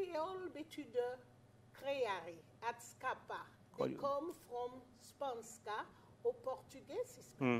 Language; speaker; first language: Swedish; non-native, fluent; French